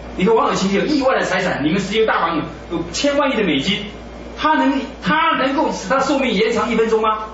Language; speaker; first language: Chinese; native; Chinese